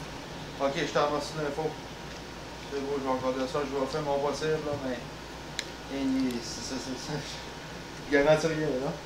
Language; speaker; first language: French; native; French